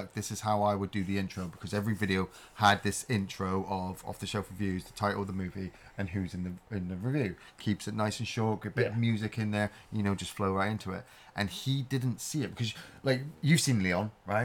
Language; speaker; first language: English; native; English